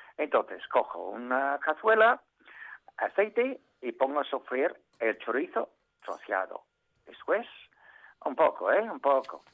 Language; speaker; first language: Spanish; non-native, fluent; English